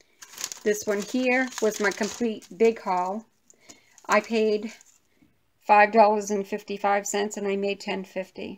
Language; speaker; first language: English; native; English